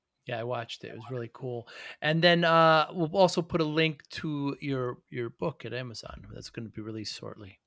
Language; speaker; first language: English; native; English